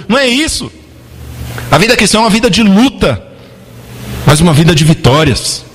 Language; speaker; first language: Portuguese; native; Portuguese